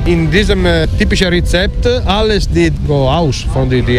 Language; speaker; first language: German; non-native, learner; Italian